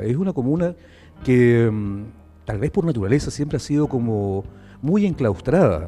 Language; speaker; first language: Spanish; native; Spanish